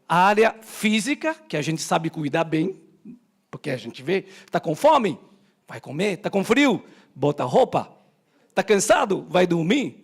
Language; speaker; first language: Portuguese; native; Portuguese